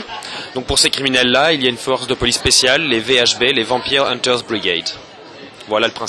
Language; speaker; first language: French; native; French